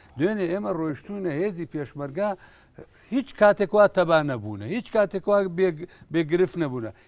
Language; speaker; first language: Central Kurdish; native; Central Kurdish